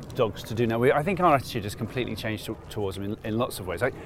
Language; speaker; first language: English; native; English